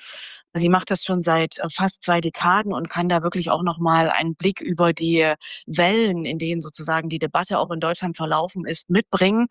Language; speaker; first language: German; native; German